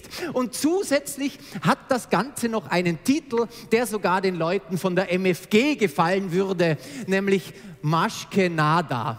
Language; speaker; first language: German; native; German